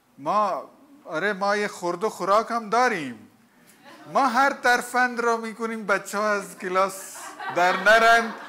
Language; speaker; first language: Persian; non-native, fluent; Hindi